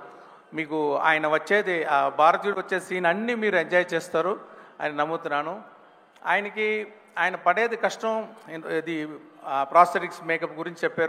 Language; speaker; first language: Telugu; non-native, local second language; Tamil